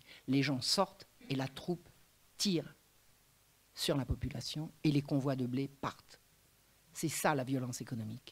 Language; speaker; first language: French; native; French